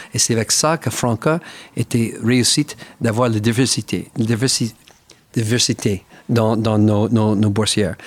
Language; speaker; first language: French; non-native, fluent; English